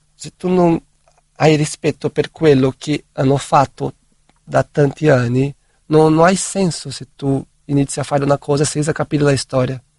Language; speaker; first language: Italian; non-native, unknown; Portuguese